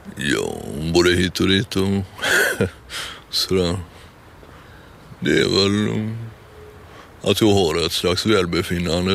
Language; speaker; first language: Swedish; native; Swedish